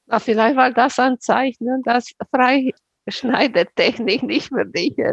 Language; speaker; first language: German; non-native, fluent; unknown